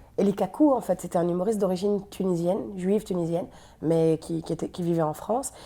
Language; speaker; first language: French; native; French